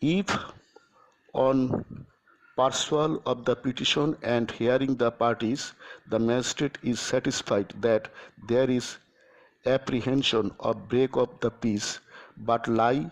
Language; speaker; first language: English; non-native, local second language; Bangla